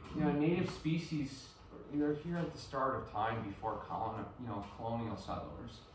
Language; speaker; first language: English; native; English